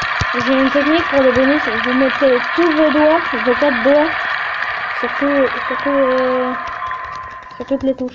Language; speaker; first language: French; native; French